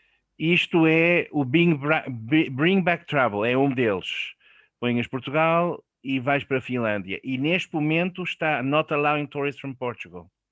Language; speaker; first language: Portuguese; non-native, fluent; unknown